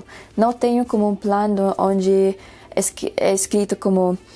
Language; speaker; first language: Portuguese; non-native, fluent; Spanish